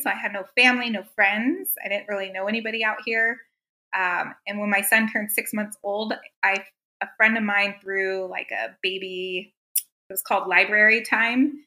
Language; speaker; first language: English; native; English